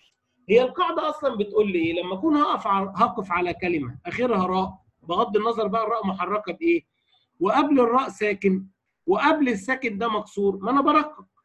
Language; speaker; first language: Arabic; native; Arabic